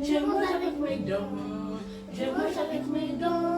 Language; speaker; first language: French; non-native, learner; Igbo